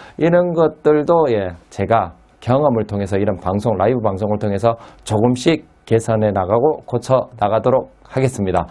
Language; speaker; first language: Korean; native; Korean